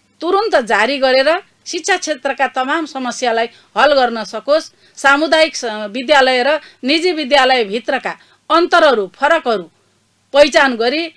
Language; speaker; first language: Nepali; native; Nepali